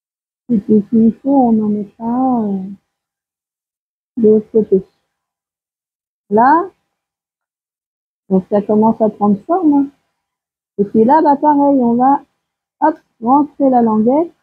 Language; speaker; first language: French; native; French